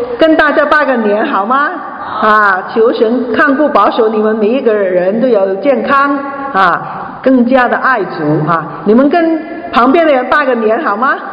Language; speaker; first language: Chinese; non-native, local second language; Cantonese